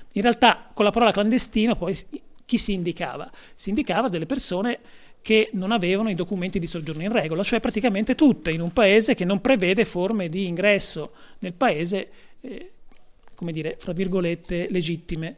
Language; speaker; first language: Italian; native; Italian